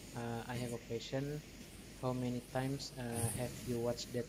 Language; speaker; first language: English; non-native, learner; Indonesian